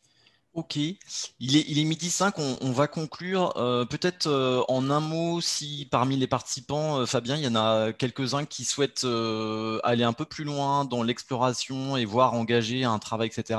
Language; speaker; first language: French; native; French